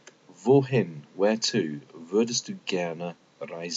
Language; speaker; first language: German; non-native, fluent; English